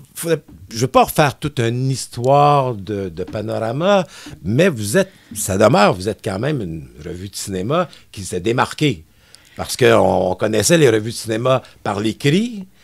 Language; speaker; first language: French; native; French